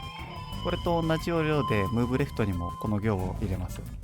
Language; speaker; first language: Japanese; native; Japanese